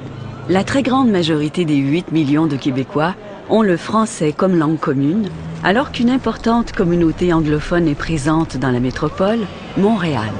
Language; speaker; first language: French; native; French